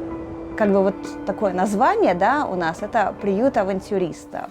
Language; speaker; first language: Russian; native; Russian